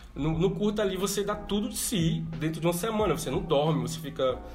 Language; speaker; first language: Portuguese; native; Portuguese